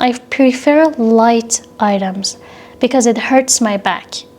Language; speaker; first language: English; non-native, fluent; Persian